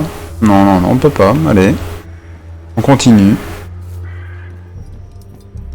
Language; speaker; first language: French; native; French